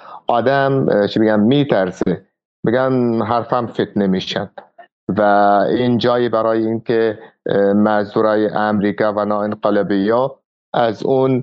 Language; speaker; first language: Persian; non-native, fluent; Arabic